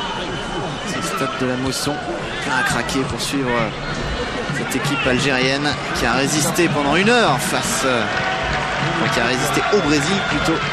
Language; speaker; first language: French; native; French